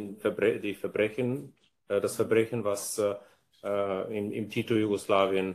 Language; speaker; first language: German; non-native, fluent; Bulgarian